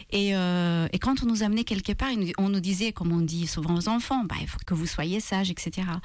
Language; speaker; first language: French; non-native, fluent; Maltese